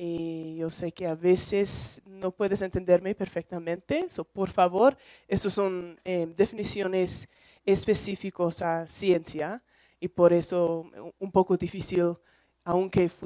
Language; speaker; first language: Spanish; non-native, learner; English